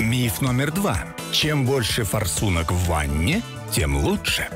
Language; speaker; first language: Russian; native; Russian